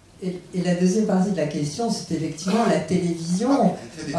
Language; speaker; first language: French; native; French